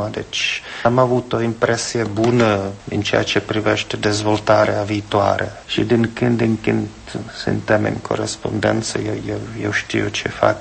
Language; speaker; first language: Romanian; non-native, fluent; Czech